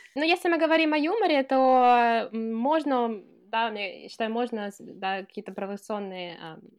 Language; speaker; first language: Russian; non-native, fluent; English